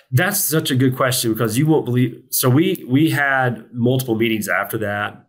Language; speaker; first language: English; native; English